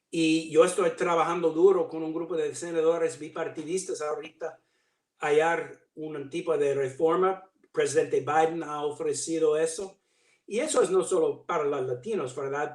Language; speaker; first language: Spanish; non-native, learner; English